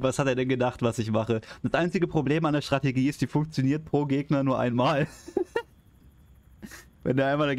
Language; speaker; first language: German; native; German